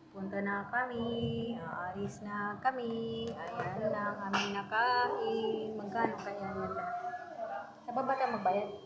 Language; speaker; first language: Filipino; non-native, local second language; Waray